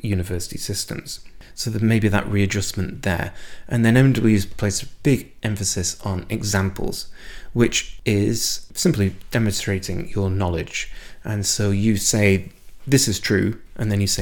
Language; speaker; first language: English; native; English